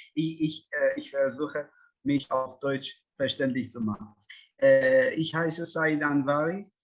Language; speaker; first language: German; non-native, fluent; Persian